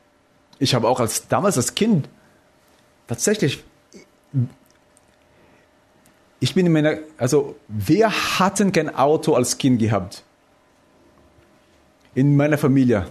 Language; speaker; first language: German; non-native, fluent; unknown